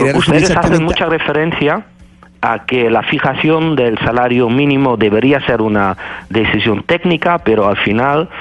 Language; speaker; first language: Spanish; non-native, fluent; Dutch